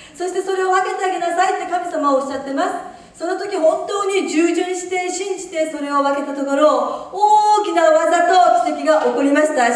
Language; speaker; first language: Japanese; early bilingual, other home language; Korean